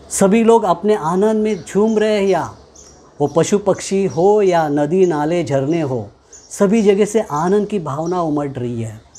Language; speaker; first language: Hindi; non-native, local second language; Marathi